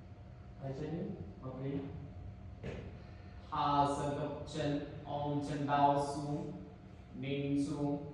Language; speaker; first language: Vietnamese; non-native, learner; Indonesian